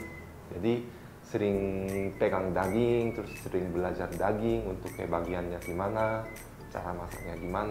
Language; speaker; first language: Indonesian; non-native, fluent; Korean